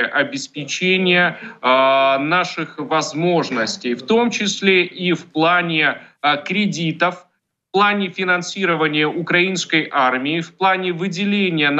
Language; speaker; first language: Russian; native; Russian